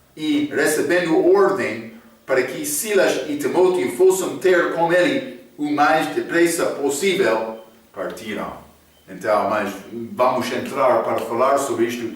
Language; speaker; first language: Portuguese; non-native, fluent; English